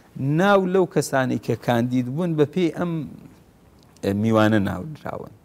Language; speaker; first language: Central Kurdish; non-native, local second language; Gurani